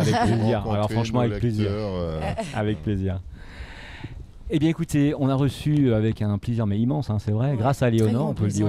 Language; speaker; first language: French; native; French